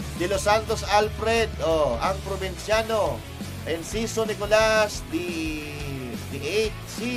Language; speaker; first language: Filipino; non-native, local second language; Iloko